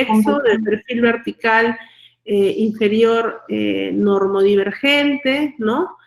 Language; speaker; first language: Spanish; native; Spanish